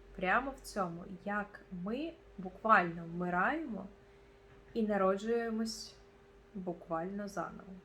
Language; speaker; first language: Ukrainian; non-native, local second language; Russian